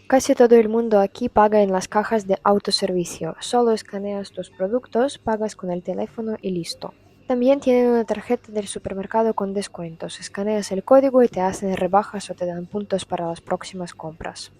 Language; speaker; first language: Spanish; non-native, fluent; Russian